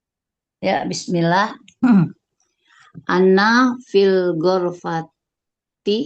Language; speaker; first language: Arabic; non-native, learner; Indonesian